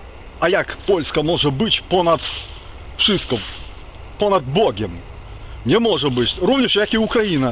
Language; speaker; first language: Polish; non-native, learner; Ukrainian